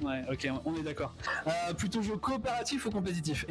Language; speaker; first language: French; native; French